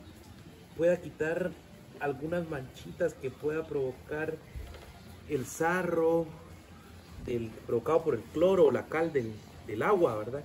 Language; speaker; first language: Spanish; native; Spanish